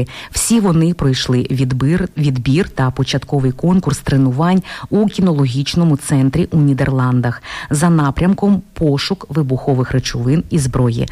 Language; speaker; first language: Ukrainian; native; Ukrainian